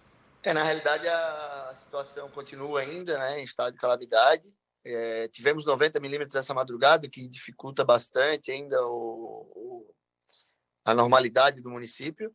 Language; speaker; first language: Portuguese; native; Portuguese